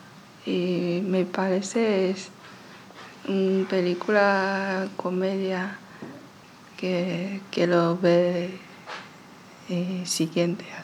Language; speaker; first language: Spanish; non-native, learner; Chinese